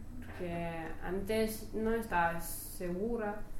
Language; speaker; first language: Spanish; non-native, learner; French